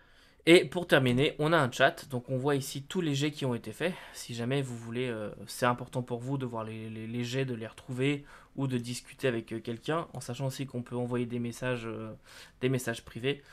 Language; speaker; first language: French; native; French